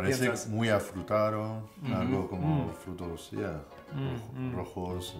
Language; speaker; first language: Spanish; non-native, fluent; French